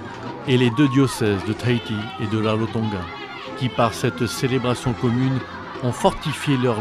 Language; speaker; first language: French; native; French